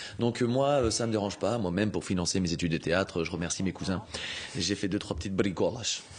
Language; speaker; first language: French; native; French